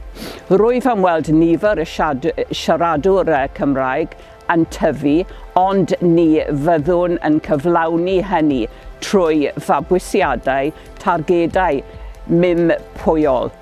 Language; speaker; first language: Welsh; non-native, local second language; English